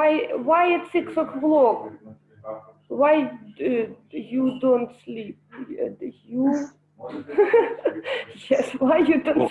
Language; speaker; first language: English; non-native, learner; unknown